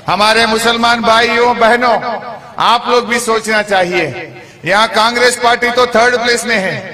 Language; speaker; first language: Hindi; non-native, local second language; Telugu